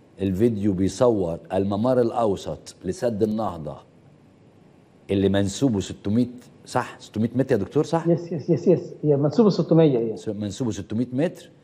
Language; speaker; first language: Arabic; native; Arabic